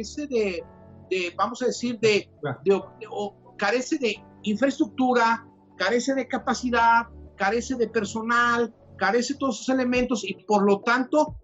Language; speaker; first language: Spanish; native; Spanish